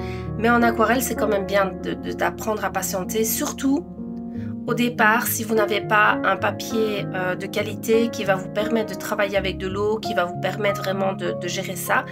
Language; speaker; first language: French; native; French